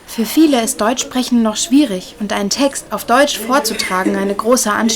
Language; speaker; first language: German; native; German